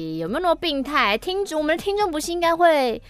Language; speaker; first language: Chinese; native; Chinese